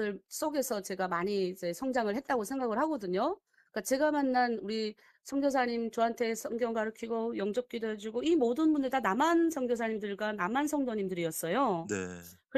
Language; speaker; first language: Korean; native; Korean